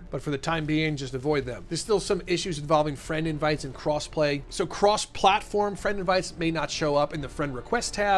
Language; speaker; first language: English; native; English